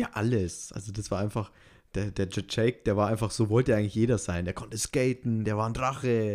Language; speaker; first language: German; native; German